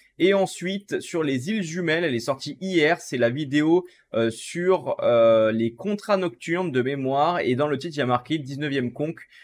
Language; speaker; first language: French; native; French